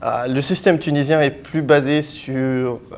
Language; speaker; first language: French; non-native, local second language; Arabic